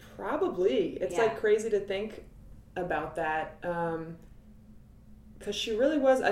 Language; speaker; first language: English; native; English